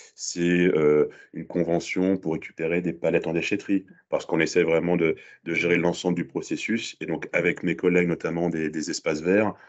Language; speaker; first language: French; native; French